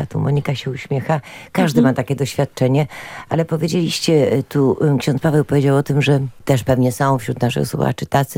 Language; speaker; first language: Polish; native; Polish